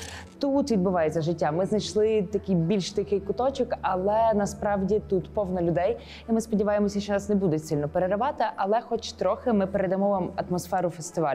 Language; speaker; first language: Ukrainian; native; Ukrainian